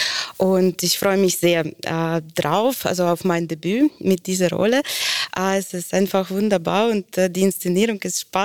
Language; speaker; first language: German; non-native, fluent; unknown